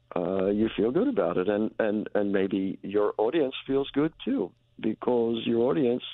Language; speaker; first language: English; native; English